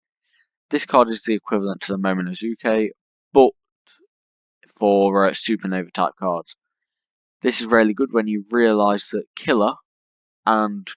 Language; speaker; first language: English; native; English